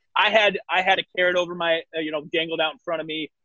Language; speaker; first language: English; native; English